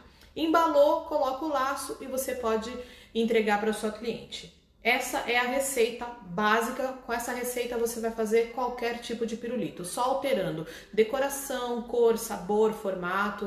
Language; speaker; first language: Portuguese; native; Portuguese